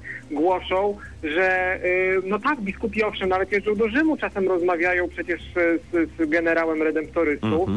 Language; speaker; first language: Polish; native; Polish